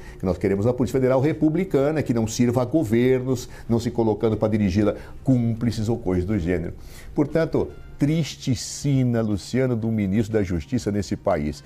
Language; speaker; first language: Portuguese; native; Portuguese